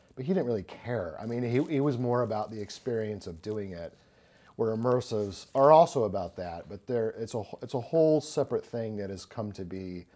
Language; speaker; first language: English; native; English